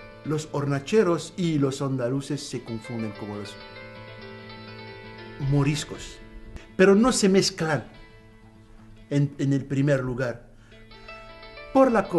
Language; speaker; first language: Spanish; non-native, fluent; Arabic